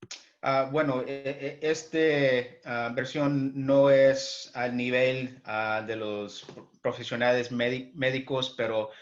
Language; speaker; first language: Spanish; early bilingual, heritage; English